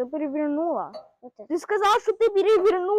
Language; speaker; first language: Russian; early bilingual, heritage; Russian